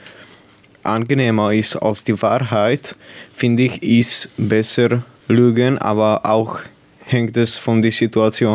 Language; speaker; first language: German; non-native, local second language; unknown